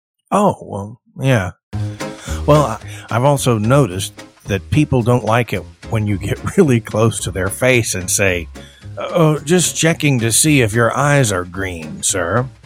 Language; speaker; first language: English; native; English